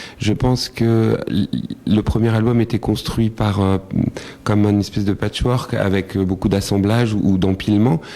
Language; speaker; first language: French; native; French